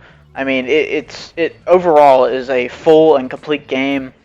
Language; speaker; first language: English; native; English